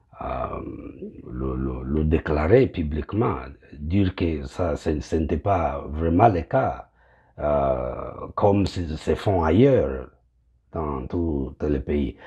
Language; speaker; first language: French; non-native, local second language; Kinyarwanda